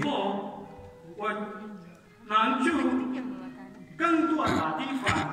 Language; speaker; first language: Chinese; non-native, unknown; Arabic